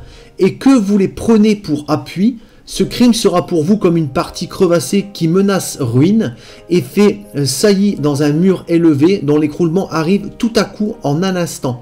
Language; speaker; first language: French; native; French